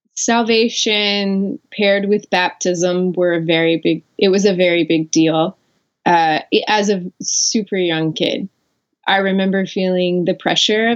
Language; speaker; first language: English; native; English